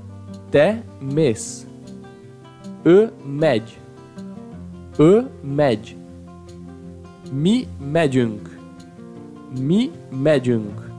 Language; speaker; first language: Hungarian; non-native, learner; Portuguese